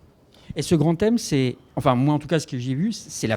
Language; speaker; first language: French; native; French